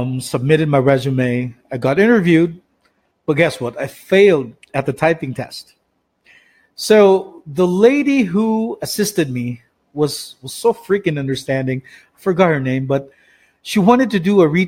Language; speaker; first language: English; non-native, local second language; Cebuano